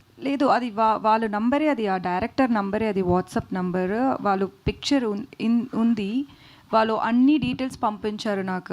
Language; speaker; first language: Telugu; non-native, learner; Tamil